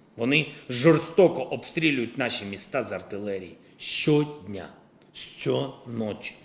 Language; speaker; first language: Ukrainian; non-native, local second language; Russian